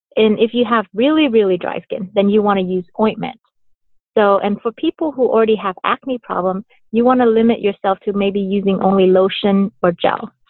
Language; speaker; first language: English; early bilingual, other home language; Vietnamese